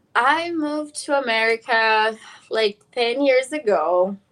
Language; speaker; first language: English; non-native, fluent; Portuguese